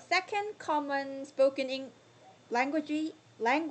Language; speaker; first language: English; non-native, learner; Korean